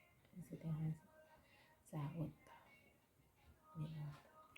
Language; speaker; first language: Finnish; non-native, learner; Thai